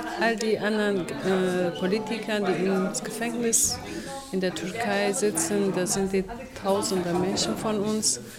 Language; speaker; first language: German; non-native, fluent; Kurdish